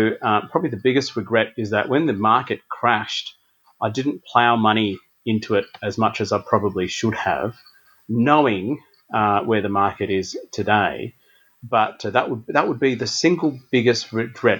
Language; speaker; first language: English; native; English